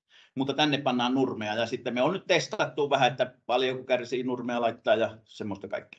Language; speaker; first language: Finnish; native; Finnish